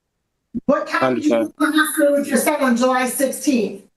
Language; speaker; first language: English; native; English